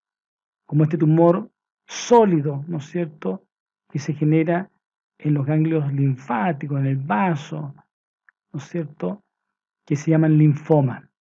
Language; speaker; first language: Spanish; native; Spanish